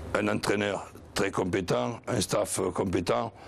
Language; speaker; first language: French; native; French